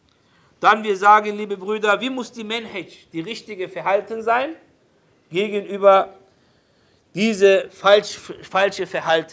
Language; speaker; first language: German; non-native, fluent; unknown